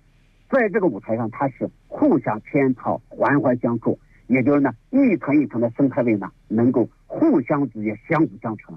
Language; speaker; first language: Chinese; native; Chinese